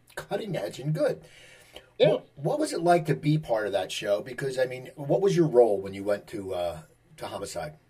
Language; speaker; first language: English; native; English